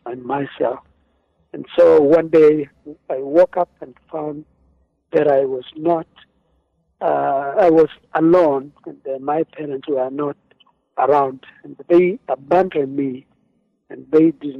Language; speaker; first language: English; non-native, local second language; Kamba